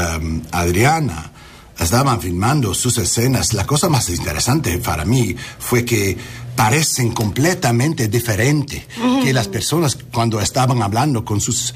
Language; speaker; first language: Spanish; non-native, learner; English